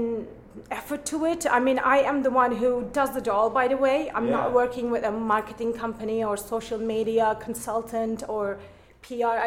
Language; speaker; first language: English; non-native, fluent; German